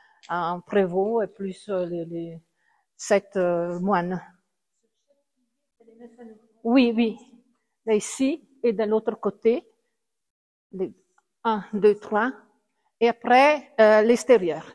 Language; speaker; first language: French; non-native, fluent; Italian